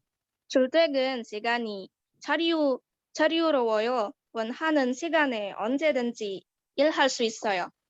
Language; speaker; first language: Korean; non-native, learner; Indonesian